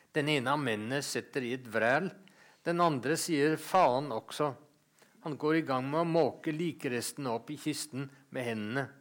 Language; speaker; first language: Norwegian; native; Norwegian